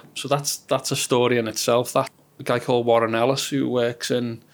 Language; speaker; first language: English; native; English